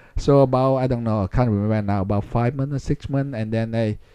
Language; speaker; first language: English; non-native, fluent; Vietnamese